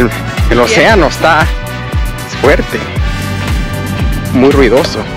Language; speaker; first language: Spanish; early bilingual, heritage; English